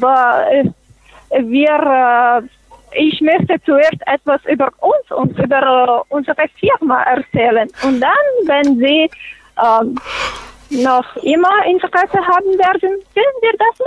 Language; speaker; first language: German; non-native, fluent; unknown